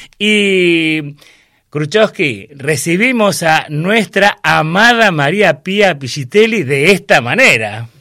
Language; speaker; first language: Spanish; native; Spanish